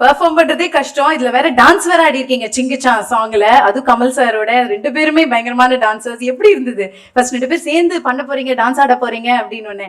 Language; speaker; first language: Tamil; native; Tamil